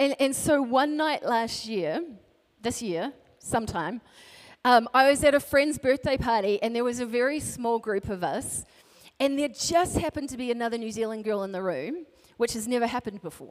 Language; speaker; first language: English; native; English